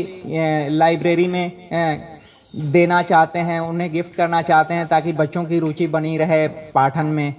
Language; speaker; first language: Hindi; native; Hindi